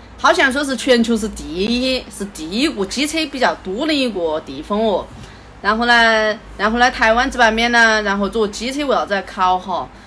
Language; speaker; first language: Chinese; native; Chinese